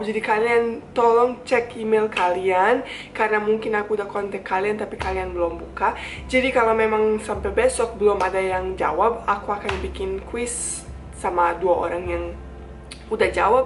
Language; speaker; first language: Indonesian; non-native, fluent; Bosnian